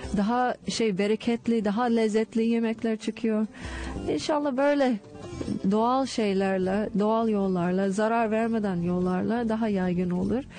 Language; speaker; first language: Turkish; non-native, fluent; English